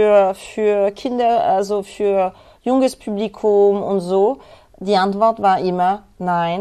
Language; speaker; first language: German; non-native, fluent; French